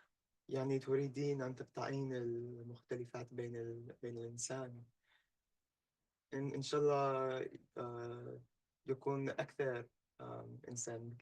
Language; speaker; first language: Arabic; non-native, learner; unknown